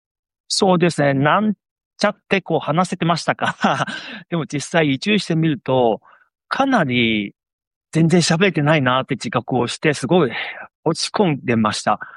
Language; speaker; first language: Japanese; non-native, fluent; Chinese